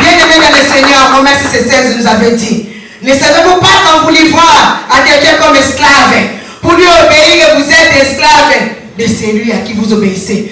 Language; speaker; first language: French; non-native, local second language; Lingala